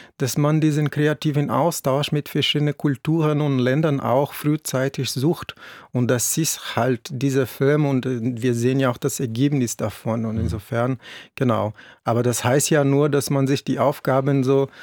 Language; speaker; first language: German; non-native, fluent; Portuguese